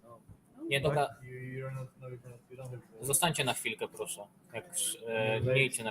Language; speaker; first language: Polish; native; Polish